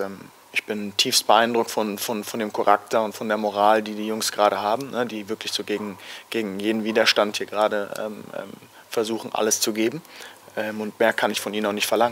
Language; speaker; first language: German; native; German